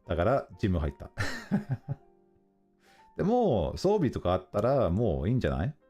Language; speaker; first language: Japanese; non-native, learner; English